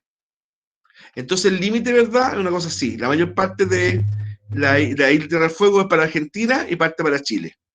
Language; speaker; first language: Spanish; native; Spanish